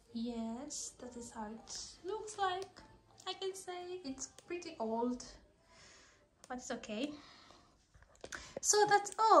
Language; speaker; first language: English; non-native, local second language; Swahili